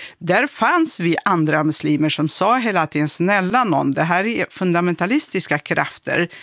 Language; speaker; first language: Swedish; non-native, fluent; Kurdish